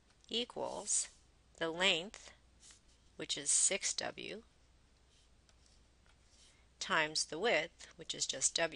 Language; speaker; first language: English; native; English